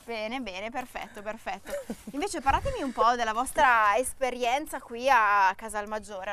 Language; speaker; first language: Italian; native; Italian